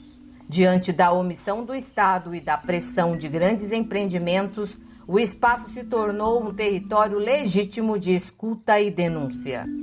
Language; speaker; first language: Portuguese; native; Portuguese